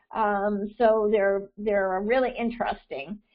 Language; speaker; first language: English; native; English